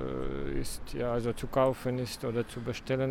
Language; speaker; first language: German; non-native, fluent; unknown